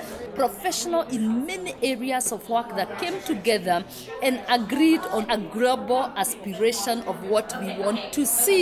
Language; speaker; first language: English; non-native, local second language; Kikuyu